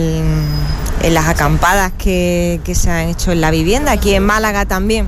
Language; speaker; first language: Spanish; native; Spanish